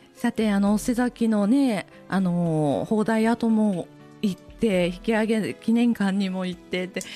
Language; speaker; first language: Japanese; native; Japanese